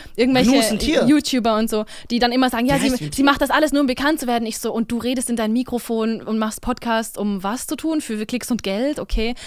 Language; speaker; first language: German; native; German